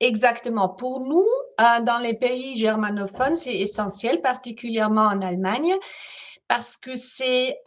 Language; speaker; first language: French; non-native, fluent; German